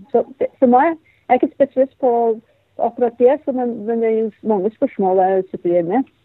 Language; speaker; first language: Norwegian; non-native, fluent; English